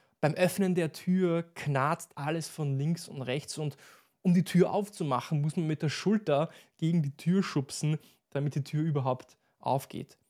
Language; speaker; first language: German; native; German